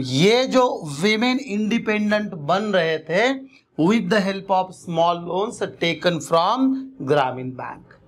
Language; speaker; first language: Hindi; non-native, local second language; Marathi